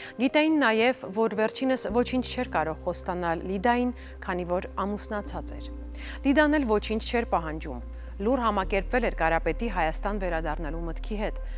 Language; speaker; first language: Armenian; native; Armenian